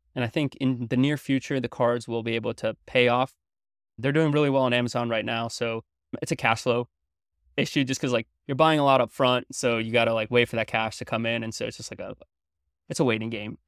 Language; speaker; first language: English; early bilingual, other home language; French